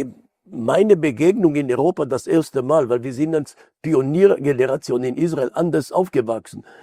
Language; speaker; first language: German; non-native, fluent; Hebrew